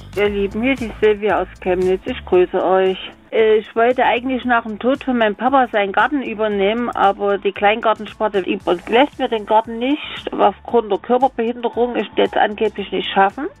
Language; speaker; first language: German; native; German